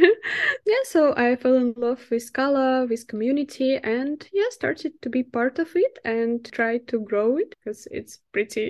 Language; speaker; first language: English; non-native, fluent; Russian